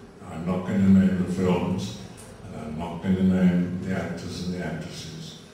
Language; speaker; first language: English; native; English